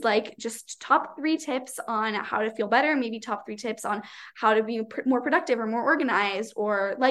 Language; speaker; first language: English; native; English